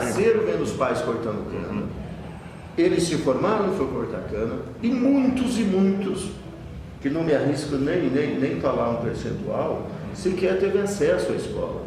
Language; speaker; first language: Portuguese; native; Portuguese